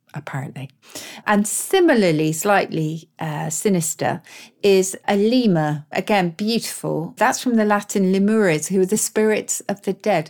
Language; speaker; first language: English; native; English